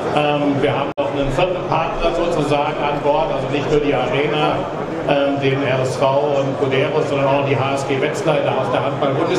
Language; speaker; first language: German; native; German